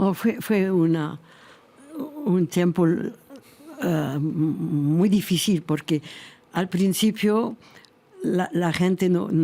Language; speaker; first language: Spanish; non-native, fluent; French